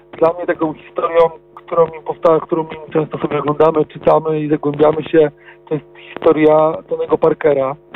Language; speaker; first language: Polish; native; Polish